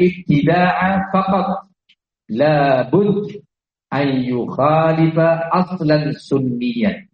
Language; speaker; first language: Arabic; non-native, fluent; Indonesian